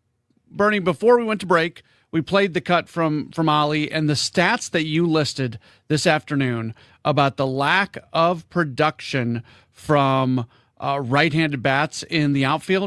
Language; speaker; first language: English; native; English